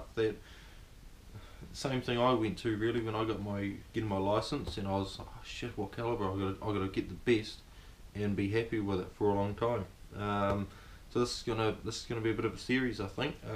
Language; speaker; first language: English; native; English